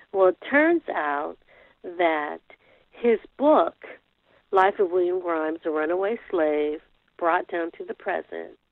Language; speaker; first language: English; native; English